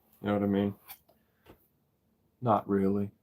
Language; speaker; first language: English; native; English